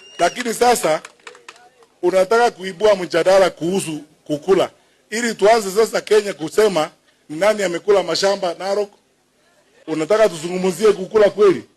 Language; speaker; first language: Swahili; non-native, local second language; Gusii